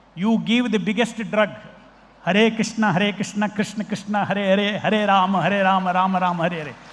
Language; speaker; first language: English; non-native, local second language; Telugu